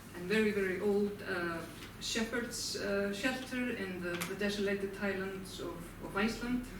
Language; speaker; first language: English; non-native, fluent; Icelandic